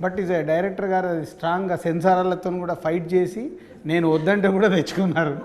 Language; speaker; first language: Telugu; native; Telugu